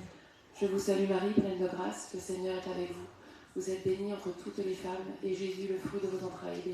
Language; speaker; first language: French; native; French